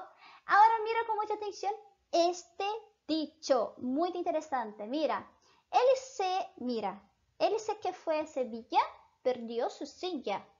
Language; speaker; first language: Spanish; non-native, fluent; Portuguese